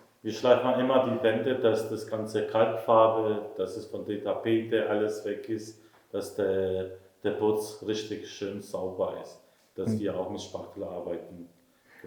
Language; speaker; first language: German; non-native, fluent; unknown